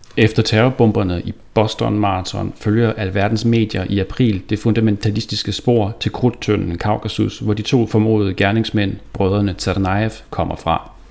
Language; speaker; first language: Danish; native; Danish